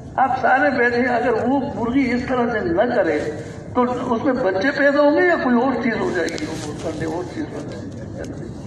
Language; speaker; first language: Urdu; non-native, local second language; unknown